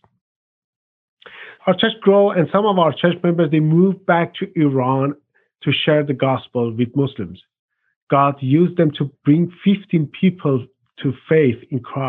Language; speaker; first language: English; non-native, fluent; Persian